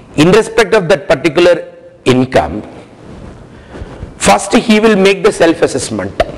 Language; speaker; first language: English; non-native, local second language; Hindi